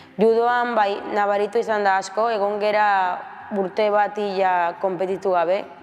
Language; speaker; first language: Basque; early bilingual, other home language; Spanish